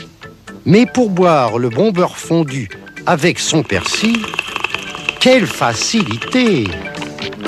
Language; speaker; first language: French; native; French